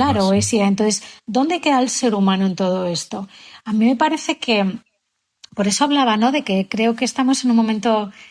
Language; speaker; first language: Spanish; native; Spanish